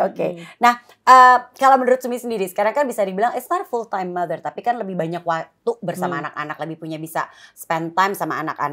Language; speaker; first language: Indonesian; native; Indonesian